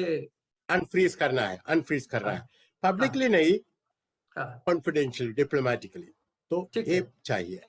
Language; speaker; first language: Hindi; non-native, local second language; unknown